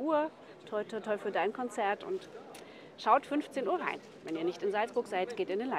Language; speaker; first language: German; native; German